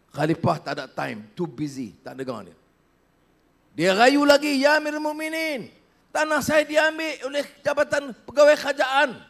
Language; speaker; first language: Malay; native; Malay